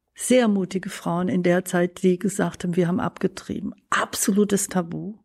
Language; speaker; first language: German; native; German